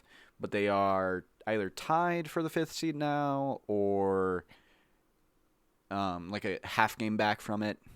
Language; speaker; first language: English; native; English